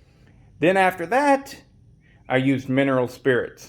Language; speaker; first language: English; native; English